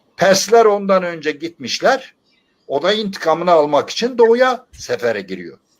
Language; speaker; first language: Turkish; non-native, local second language; Zaza